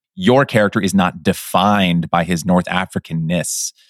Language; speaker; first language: English; native; English